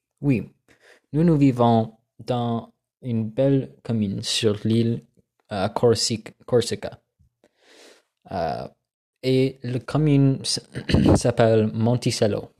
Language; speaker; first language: French; non-native, learner; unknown